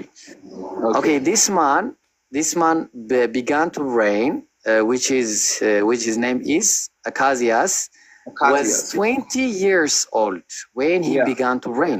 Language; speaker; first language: English; non-native, fluent; Amharic